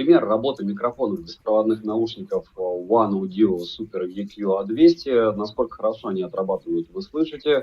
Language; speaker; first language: Russian; native; Russian